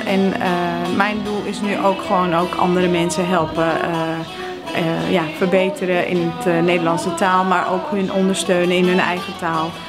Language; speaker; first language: Dutch; non-native, local second language; Turkish